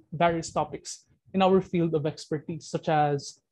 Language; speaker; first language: English; non-native, local second language; Filipino